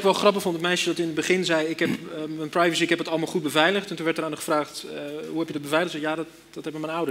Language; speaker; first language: Dutch; native; Dutch